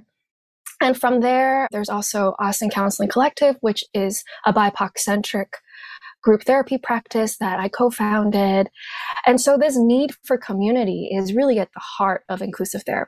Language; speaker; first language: English; non-native, local second language; Cantonese